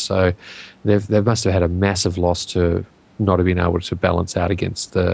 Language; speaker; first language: English; native; English